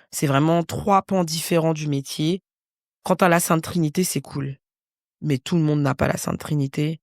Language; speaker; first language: French; native; French